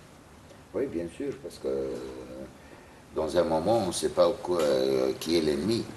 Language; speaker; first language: French; non-native, fluent; Arabic